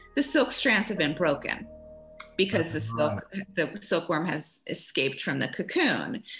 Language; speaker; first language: English; early bilingual, other home language; German